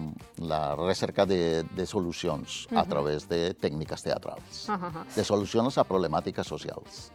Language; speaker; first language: Catalan; non-native, fluent; Spanish